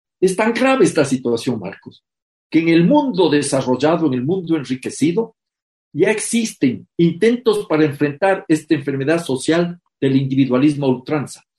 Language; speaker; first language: Spanish; native; Spanish